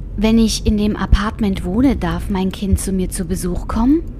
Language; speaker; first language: German; non-native, fluent; Bulgarian